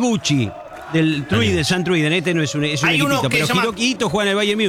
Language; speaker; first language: Spanish; native; Spanish